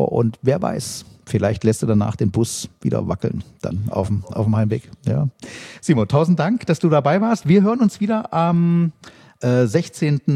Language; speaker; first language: German; native; German